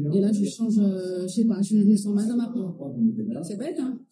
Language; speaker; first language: French; native; French